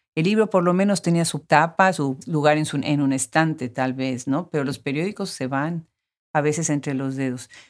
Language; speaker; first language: Spanish; native; Spanish